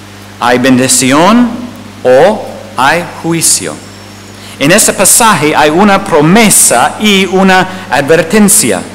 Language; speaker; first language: Spanish; non-native, fluent; English